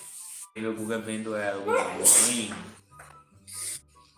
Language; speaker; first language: Portuguese; native; Portuguese